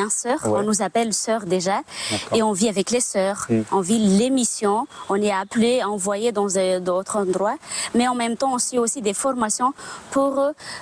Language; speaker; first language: French; non-native, local second language; Malagasy